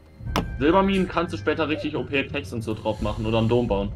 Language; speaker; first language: German; native; German